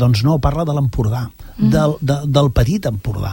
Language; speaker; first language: Catalan; native; Catalan